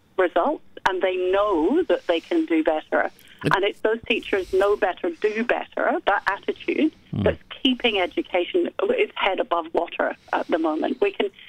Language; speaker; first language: English; native; English